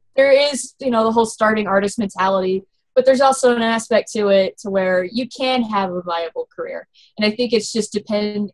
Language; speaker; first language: English; native; English